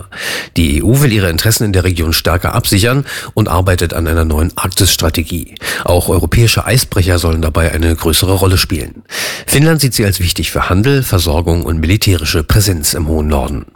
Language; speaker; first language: German; native; German